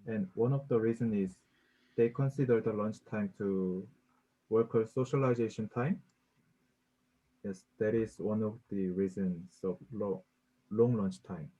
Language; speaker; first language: English; non-native, learner; Korean